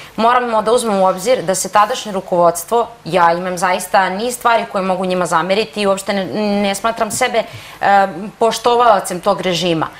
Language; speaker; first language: Serbian; native; Serbian